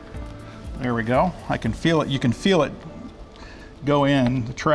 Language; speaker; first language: English; native; English